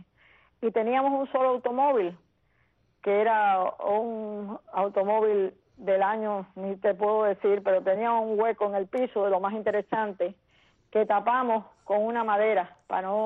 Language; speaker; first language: Spanish; native; Spanish